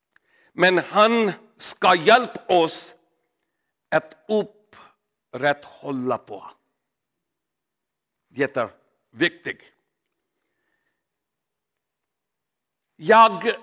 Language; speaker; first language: Swedish; non-native, learner; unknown